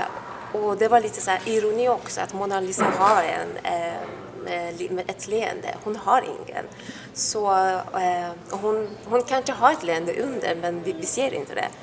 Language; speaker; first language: Swedish; non-native, fluent; Persian